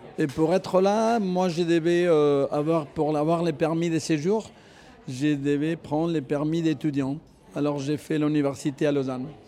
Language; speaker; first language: French; non-native, fluent; Spanish